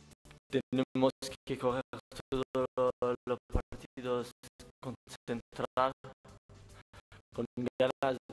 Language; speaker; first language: Spanish; non-native, learner; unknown